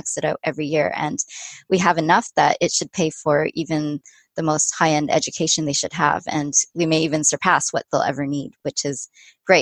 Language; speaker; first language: English; native; English